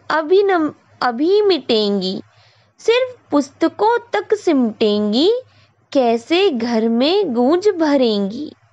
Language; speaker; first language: Hindi; non-native, local second language; Marathi